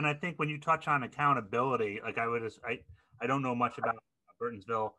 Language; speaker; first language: English; native; English